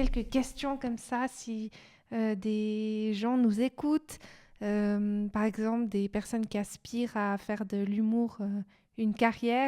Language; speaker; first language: French; native; French